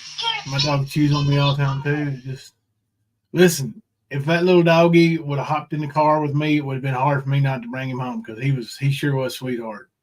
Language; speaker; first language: English; native; English